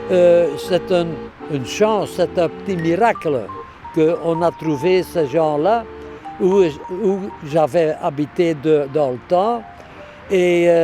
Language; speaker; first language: French; non-native, local second language; Dutch